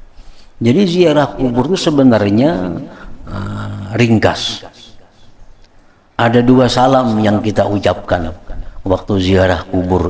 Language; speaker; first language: Indonesian; non-native, local second language; Banjar